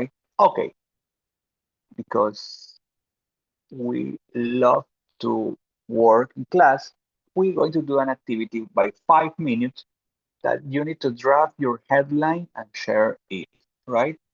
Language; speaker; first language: English; non-native, fluent; Spanish